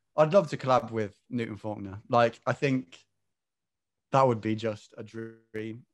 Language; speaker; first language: English; native; English